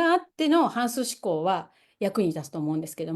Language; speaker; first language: Japanese; native; Japanese